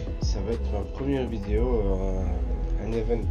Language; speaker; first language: French; native; French